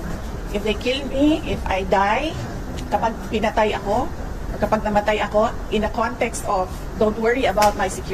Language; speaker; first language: Filipino; non-native, local second language; Cebuano